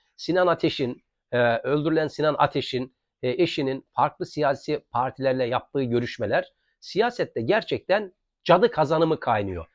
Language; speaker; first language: Turkish; native; Turkish